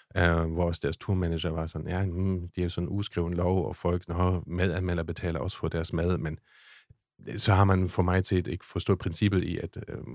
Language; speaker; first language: Danish; non-native, fluent; German